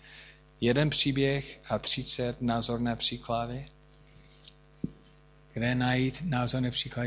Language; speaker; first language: Czech; non-native, fluent; English